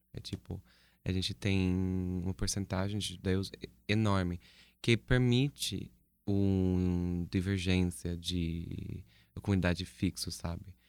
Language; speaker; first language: Portuguese; non-native, fluent; English